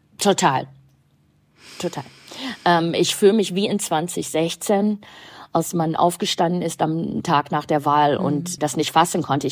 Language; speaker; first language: German; non-native, fluent; English